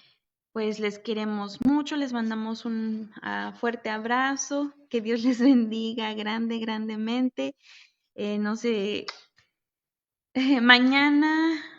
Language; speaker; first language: Spanish; native; Spanish